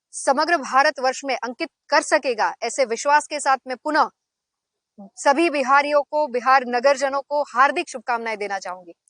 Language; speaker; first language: Hindi; non-native, local second language; Gujarati